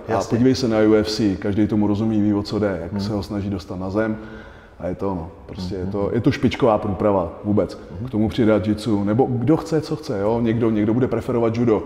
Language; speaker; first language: Czech; native; Czech